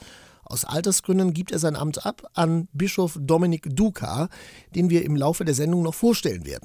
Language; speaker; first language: German; native; German